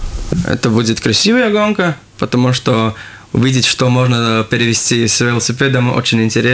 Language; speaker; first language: Russian; non-native, local second language; Latvian